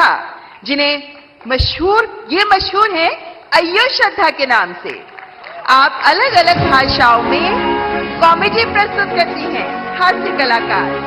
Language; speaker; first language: Hindi; native; Hindi